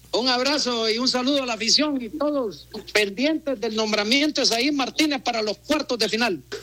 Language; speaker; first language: Spanish; native; Spanish